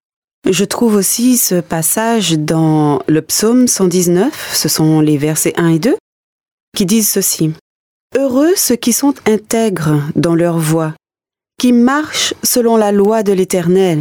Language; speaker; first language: French; native; French